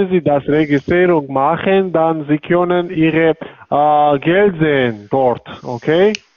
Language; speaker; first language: German; non-native, learner; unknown